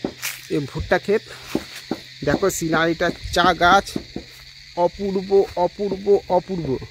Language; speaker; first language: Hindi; non-native, local second language; Bangla